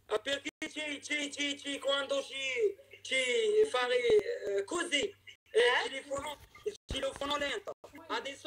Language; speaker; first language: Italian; non-native, learner; Arabic